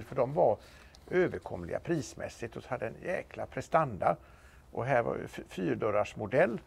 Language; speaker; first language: Swedish; native; Swedish